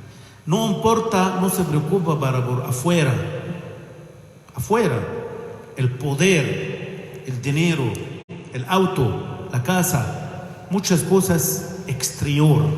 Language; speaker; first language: Spanish; non-native, fluent; Arabic